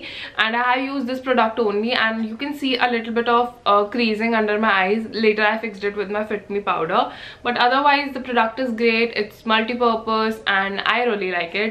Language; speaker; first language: English; non-native, local second language; Hindi